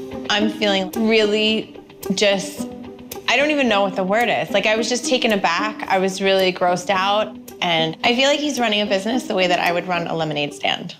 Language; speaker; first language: English; native; English